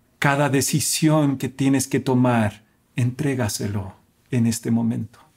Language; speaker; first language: Spanish; native; Spanish